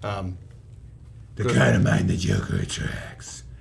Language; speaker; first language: English; native; English